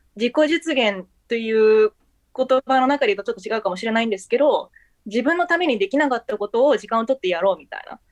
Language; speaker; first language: Japanese; early bilingual, heritage; Japanese